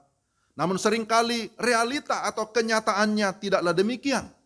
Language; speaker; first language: Indonesian; native; Indonesian